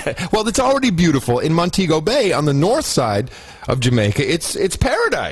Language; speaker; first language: English; native; English